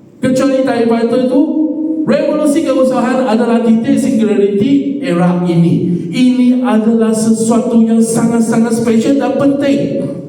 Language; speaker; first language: Malay; non-native, local second language; Chinese